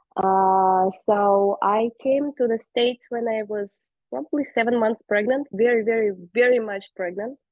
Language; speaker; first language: English; non-native, fluent; Russian